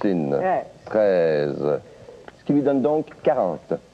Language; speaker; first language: French; native; French